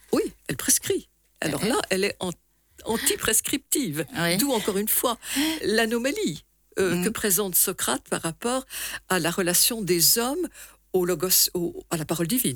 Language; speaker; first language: French; native; French